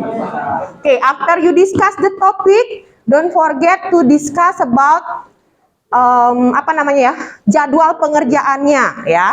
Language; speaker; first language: English; non-native, fluent; Indonesian